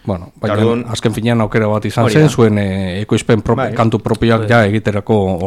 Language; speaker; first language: Basque; native; Basque